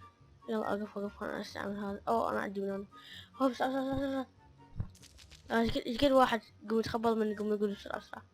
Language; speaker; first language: Arabic; native; Arabic